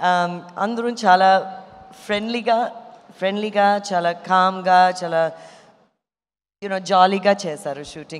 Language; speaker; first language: Telugu; non-native, learner; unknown